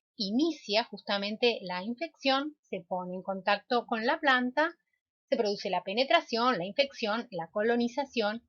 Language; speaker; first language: Spanish; native; Spanish